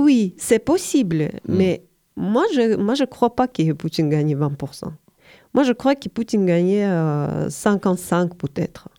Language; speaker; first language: French; non-native, learner; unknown